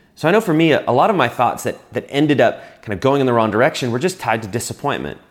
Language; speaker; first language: English; native; English